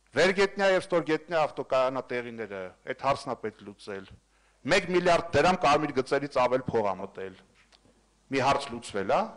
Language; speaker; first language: Armenian; native; Armenian